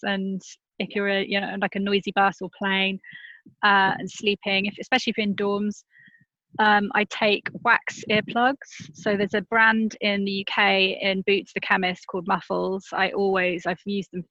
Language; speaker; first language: English; native; English